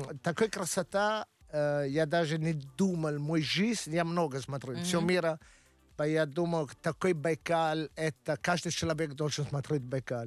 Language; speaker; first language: Russian; non-native, learner; Italian